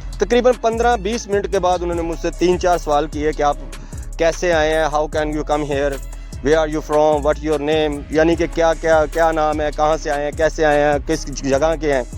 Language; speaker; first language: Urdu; non-native, local second language; Punjabi